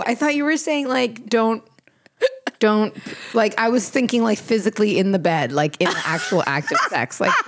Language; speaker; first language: English; non-native, fluent; Portuguese